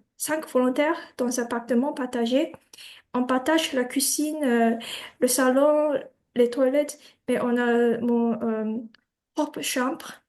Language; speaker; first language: French; non-native, learner; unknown